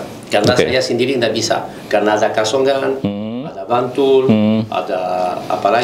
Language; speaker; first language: Indonesian; non-native, learner; Italian